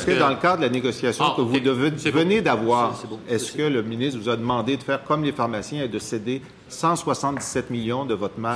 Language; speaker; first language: French; native; French